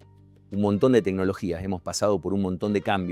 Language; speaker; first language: Spanish; native; Spanish